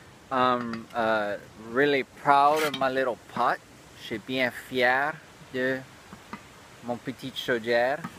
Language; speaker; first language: French; early bilingual, heritage; French